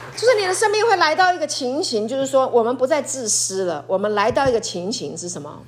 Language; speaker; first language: Chinese; native; Chinese